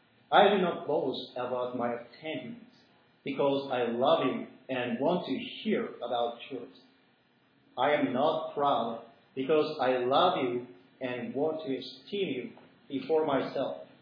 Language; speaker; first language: English; early bilingual, other home language; Japanese